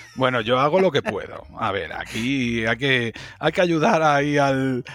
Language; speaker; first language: Spanish; native; Spanish